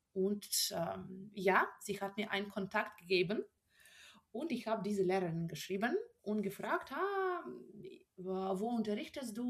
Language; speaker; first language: German; non-native, fluent; Russian